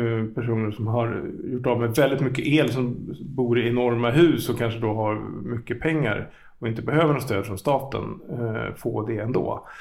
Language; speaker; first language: Swedish; native; Swedish